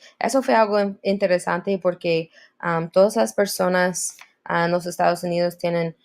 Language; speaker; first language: Spanish; non-native, learner; English